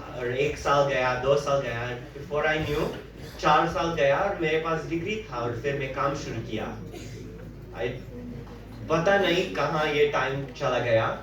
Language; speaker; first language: Hindi; early bilingual, heritage; English